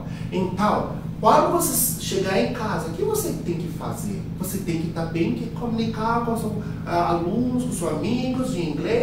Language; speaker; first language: Portuguese; non-native, fluent; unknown